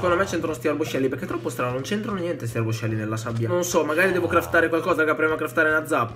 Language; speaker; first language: Italian; native; Italian